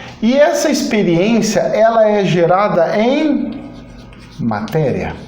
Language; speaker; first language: Portuguese; native; Portuguese